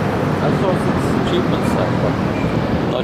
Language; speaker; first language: English; non-native, learner; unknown